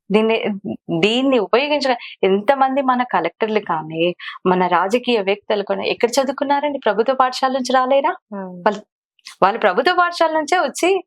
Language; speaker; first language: Telugu; non-native, local second language; Kannada